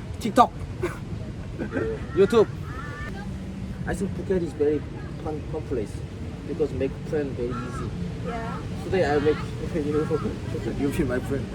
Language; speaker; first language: English; non-native, learner; Korean